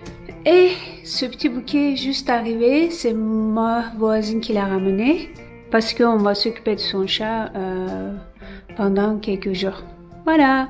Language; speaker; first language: French; non-native, fluent; Turkish